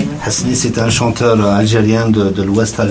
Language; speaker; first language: French; non-native, local second language; Kabyle